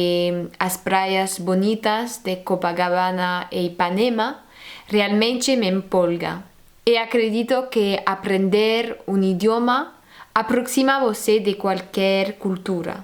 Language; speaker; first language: Portuguese; non-native, learner; French